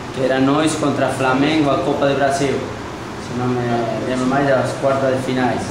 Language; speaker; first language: Portuguese; non-native, fluent; Spanish